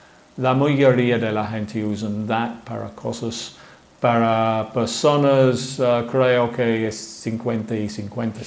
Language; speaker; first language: Spanish; non-native, fluent; English